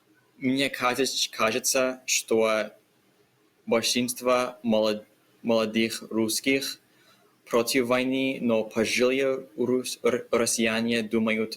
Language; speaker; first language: Russian; non-native, learner; English